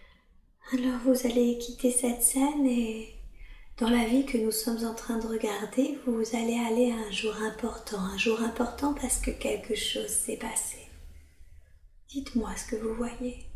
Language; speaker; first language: French; native; French